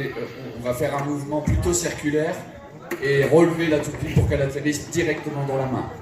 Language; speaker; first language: French; native; French